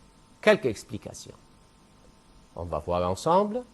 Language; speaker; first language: French; non-native, fluent; Arabic